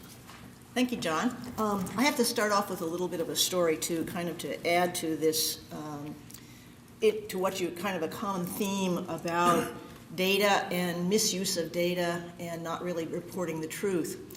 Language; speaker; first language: English; native; English